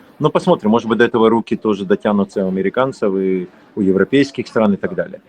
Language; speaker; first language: Russian; native; Russian